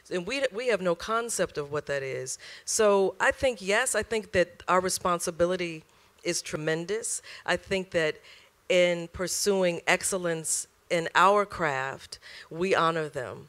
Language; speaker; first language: English; native; English